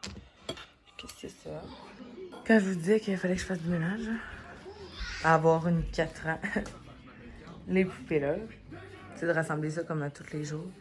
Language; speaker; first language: French; native; French